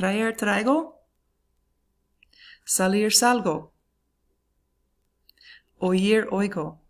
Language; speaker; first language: Spanish; non-native, fluent; English